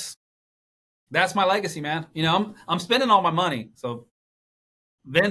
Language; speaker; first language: English; native; English